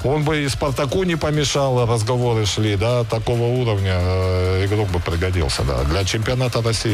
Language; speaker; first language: Russian; native; Russian